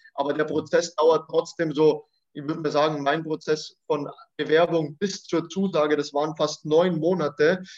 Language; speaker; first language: German; native; German